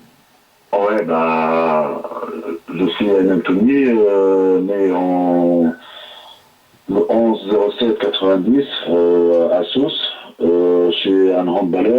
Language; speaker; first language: French; non-native, local second language; Arabic